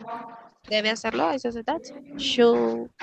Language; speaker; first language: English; non-native, learner; Spanish